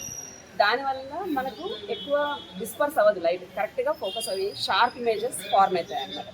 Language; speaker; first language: Telugu; native; Telugu